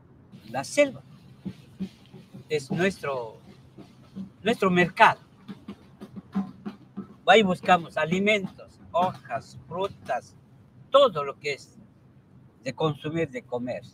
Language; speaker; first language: Spanish; non-native, local second language; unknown